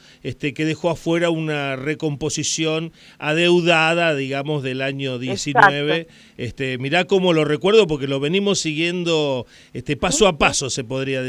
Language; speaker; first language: Spanish; native; Spanish